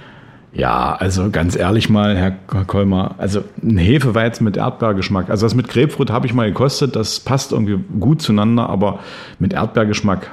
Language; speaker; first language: German; native; German